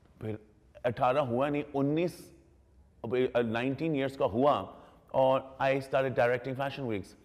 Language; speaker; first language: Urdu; early bilingual, heritage; Urdu